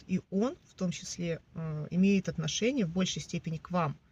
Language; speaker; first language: Russian; native; Russian